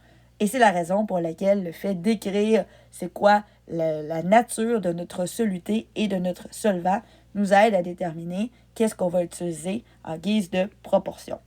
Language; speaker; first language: French; native; French